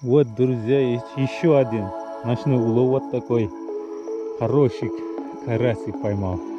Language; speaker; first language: Russian; non-native, local second language; Uzbek